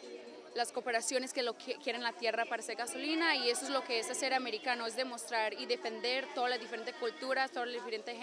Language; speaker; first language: Spanish; non-native, fluent; English